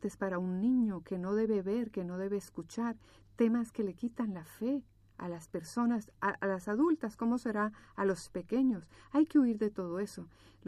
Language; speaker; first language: Spanish; native; Spanish